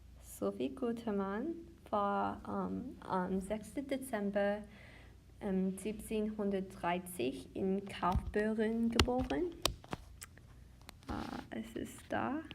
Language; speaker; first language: German; non-native, learner; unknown